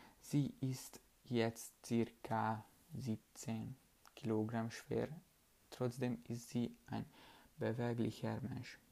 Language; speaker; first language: German; non-native, learner; Hungarian